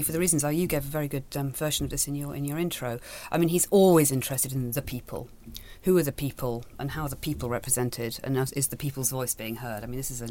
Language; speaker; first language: English; native; English